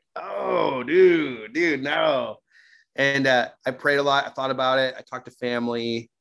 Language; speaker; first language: English; native; English